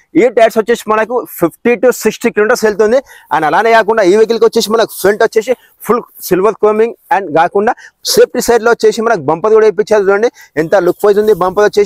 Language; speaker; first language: Telugu; native; Telugu